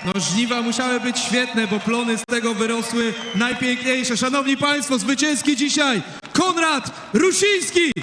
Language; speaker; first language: Polish; native; Polish